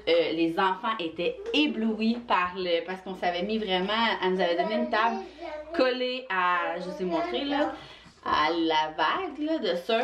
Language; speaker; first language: French; native; French